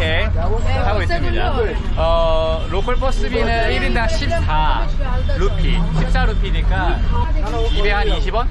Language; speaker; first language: Korean; native; Korean